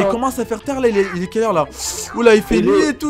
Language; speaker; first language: French; native; French